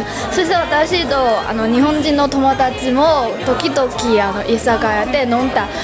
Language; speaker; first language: Japanese; non-native, learner; Chinese